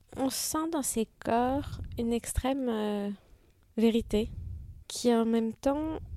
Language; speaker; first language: French; non-native, fluent; Hebrew